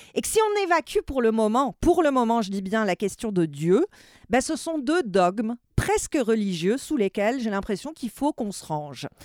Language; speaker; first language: French; native; French